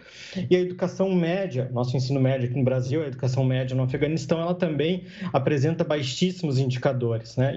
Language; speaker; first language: Portuguese; native; Portuguese